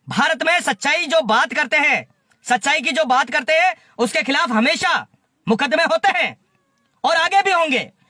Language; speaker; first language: Hindi; native; Hindi